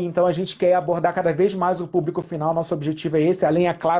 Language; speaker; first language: Portuguese; native; Portuguese